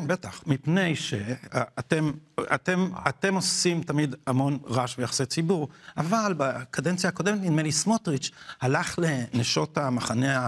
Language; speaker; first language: Hebrew; native; Hebrew